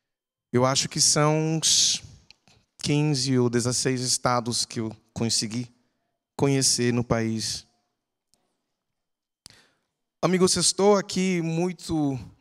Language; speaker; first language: Portuguese; non-native, fluent; English